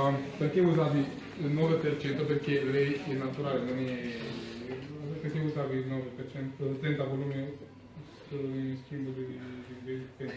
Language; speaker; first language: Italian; non-native, fluent; Romanian